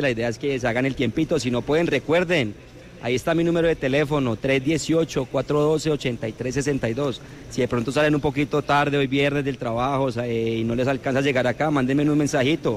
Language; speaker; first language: Spanish; native; Spanish